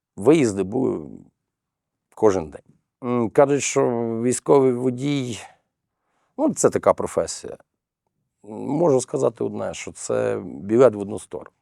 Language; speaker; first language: Ukrainian; native; Ukrainian